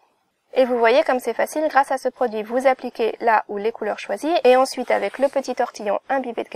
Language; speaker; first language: French; native; French